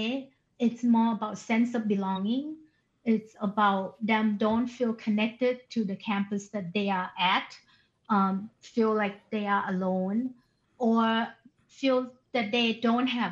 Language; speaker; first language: English; non-native, fluent; Thai